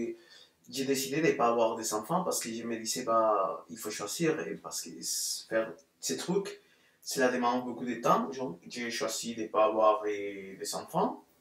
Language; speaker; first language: French; non-native, fluent; Spanish